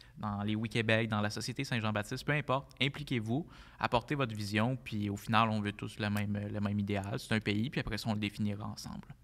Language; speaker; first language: French; native; French